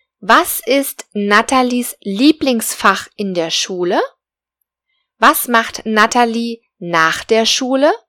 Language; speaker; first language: German; non-native, fluent; Spanish